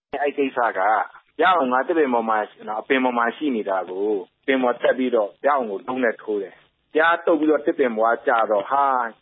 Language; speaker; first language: Burmese; non-native, local second language; Shan